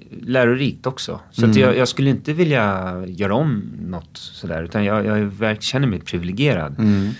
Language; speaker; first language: Swedish; early bilingual, other home language; English